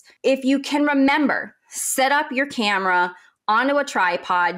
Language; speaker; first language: English; native; English